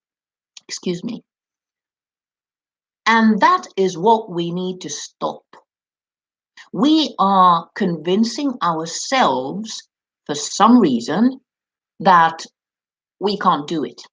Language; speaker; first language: English; non-native, fluent; Finnish